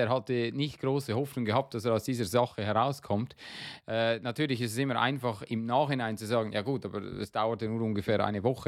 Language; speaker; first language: German; non-native, fluent; English